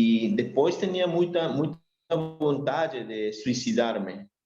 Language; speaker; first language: Portuguese; non-native, learner; Spanish